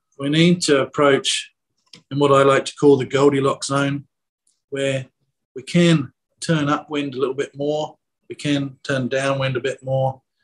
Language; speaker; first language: English; native; English